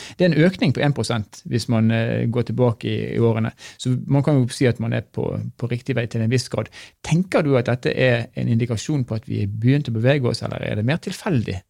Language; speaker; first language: Norwegian; native; Norwegian